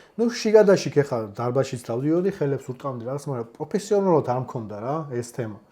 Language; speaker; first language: Georgian; native; Georgian